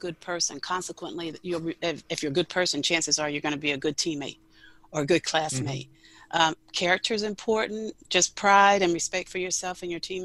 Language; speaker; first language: English; native; English